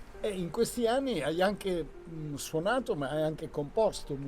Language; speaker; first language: Italian; native; Italian